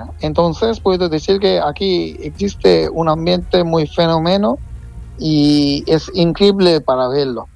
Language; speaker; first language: Spanish; non-native, fluent; Bangla